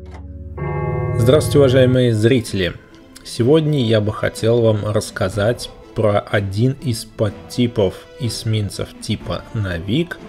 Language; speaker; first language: Russian; native; Russian